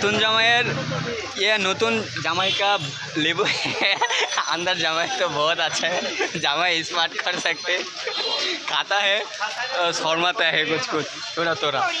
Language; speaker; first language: Hindi; non-native, learner; Bangla